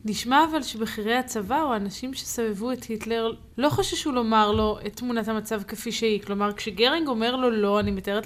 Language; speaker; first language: Hebrew; native; Hebrew